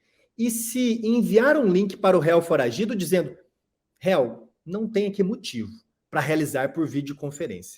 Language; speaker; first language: Portuguese; native; Portuguese